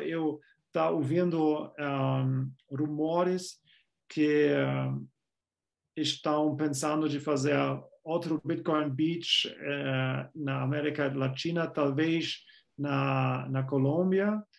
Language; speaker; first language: Portuguese; non-native, fluent; German